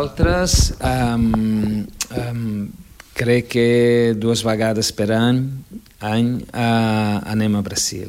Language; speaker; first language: Catalan; non-native, fluent; Portuguese